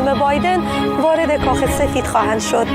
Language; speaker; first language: Persian; native; Persian